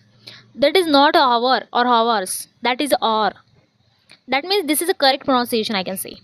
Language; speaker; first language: English; non-native, learner; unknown